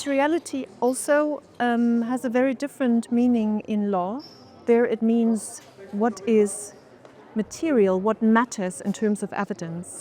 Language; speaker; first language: English; non-native, fluent; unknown